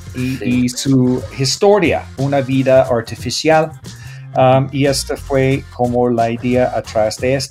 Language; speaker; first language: Spanish; non-native, fluent; English